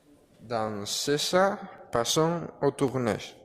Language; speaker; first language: French; non-native, learner; Spanish